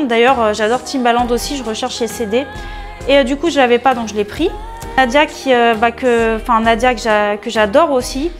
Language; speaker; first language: French; native; French